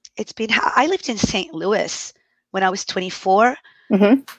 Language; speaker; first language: English; early bilingual, other home language; Arabic